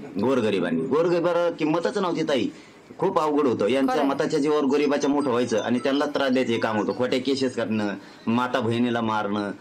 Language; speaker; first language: Marathi; native; Marathi